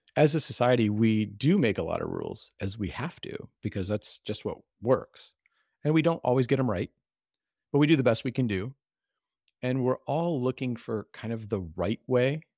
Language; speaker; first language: English; native; English